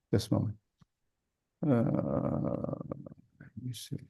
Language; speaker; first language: English; non-native, fluent; Indonesian